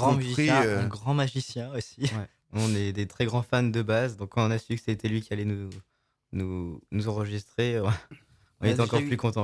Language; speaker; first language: French; native; French